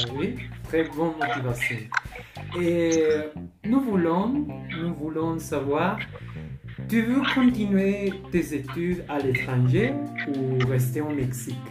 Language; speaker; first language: French; non-native, learner; Spanish